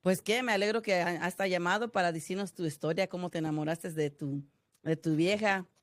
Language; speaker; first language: Spanish; early bilingual, heritage; Spanish